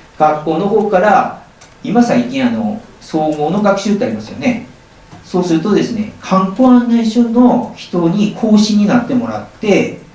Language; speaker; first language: Japanese; native; Japanese